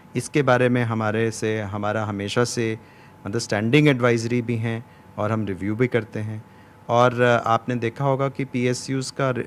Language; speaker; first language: Hindi; native; Hindi